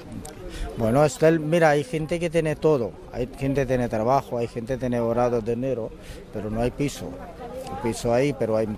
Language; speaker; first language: Spanish; non-native, learner; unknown